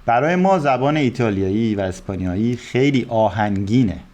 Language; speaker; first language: Persian; native; Persian